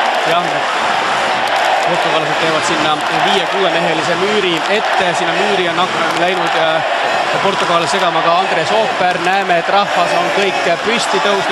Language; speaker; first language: Estonian; native; Estonian